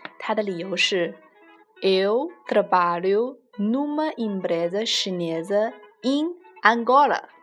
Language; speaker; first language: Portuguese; non-native, fluent; Chinese